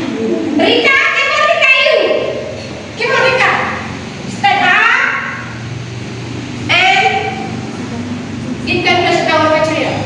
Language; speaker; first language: English; non-native, learner; Indonesian